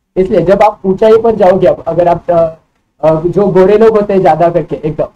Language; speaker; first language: Hindi; non-native, local second language; Marathi